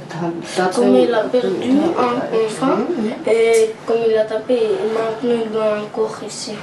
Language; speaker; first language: French; non-native, learner; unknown